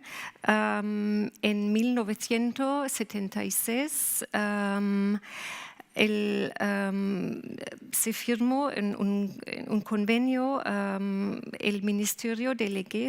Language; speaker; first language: Spanish; non-native, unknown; German